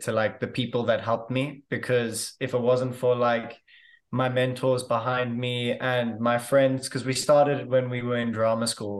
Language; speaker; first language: English; native; English